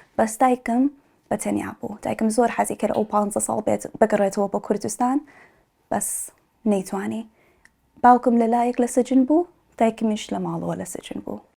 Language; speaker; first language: Central Kurdish; early bilingual, heritage; Central Kurdish